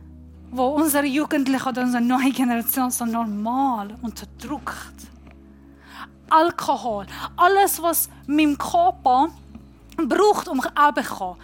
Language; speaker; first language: German; non-native, fluent; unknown